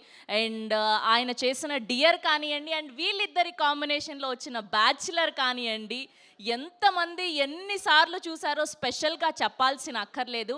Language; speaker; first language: Telugu; native; Telugu